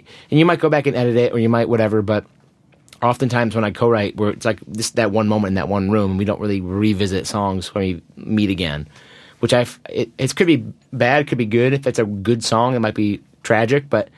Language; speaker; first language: English; native; English